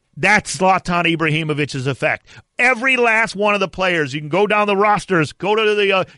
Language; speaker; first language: English; native; English